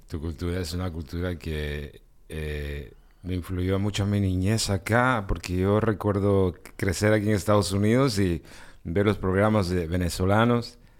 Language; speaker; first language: Spanish; early bilingual, heritage; Spanish